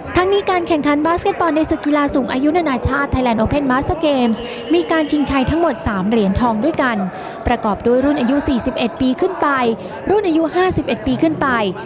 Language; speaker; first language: Thai; native; Thai